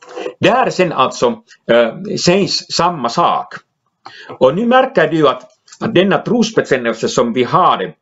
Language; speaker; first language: Swedish; non-native, local second language; Finnish